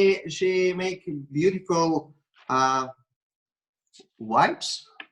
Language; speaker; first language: English; non-native, learner; Russian